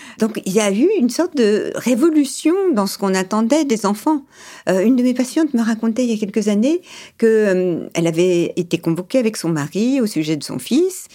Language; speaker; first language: French; early bilingual, other home language; English